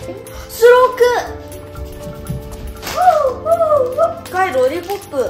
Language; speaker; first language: Japanese; early bilingual, heritage; Japanese